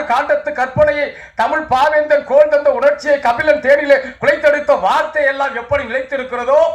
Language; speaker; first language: Tamil; native; Tamil